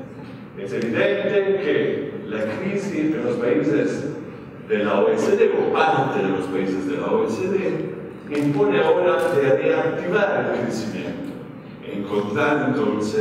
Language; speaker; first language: Spanish; non-native, fluent; Italian